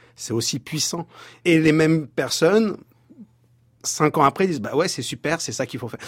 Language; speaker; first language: French; native; French